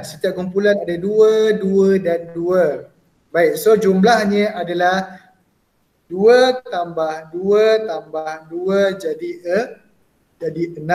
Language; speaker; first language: Malay; native; Malay